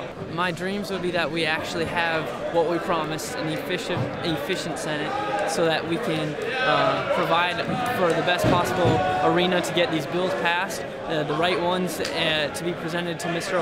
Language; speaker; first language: English; native; English